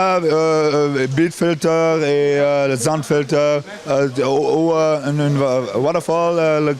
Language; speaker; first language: French; non-native, learner; Dutch